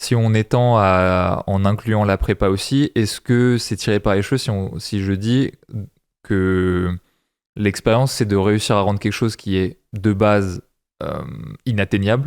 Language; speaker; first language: French; native; French